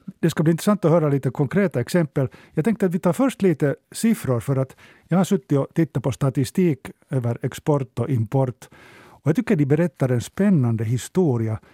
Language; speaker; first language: Swedish; native; Swedish